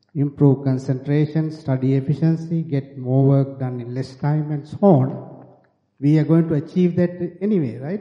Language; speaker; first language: English; non-native, local second language; Sinhala